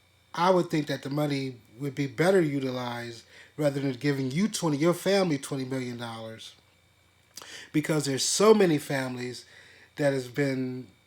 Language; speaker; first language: English; native; English